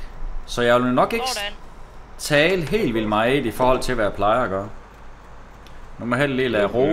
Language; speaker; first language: Danish; native; Danish